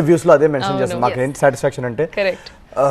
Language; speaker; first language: Telugu; native; Telugu